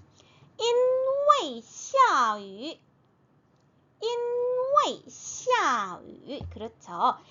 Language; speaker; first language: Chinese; non-native, fluent; Korean